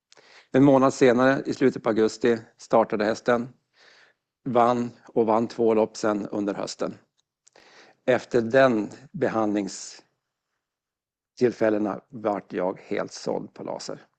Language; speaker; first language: Swedish; native; Swedish